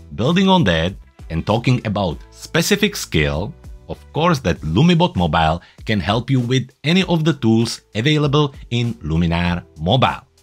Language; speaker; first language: English; non-native, fluent; Czech